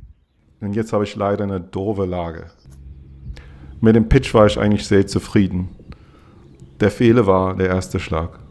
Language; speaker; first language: German; non-native, fluent; English